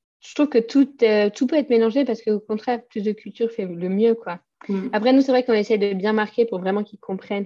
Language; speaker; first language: French; native; French